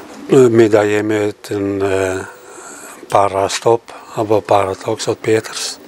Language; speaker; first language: Polish; early bilingual, heritage; Polish